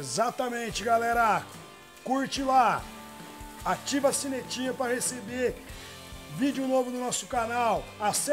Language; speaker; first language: Portuguese; native; Portuguese